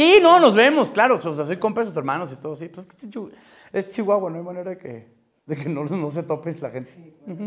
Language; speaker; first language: Spanish; native; Spanish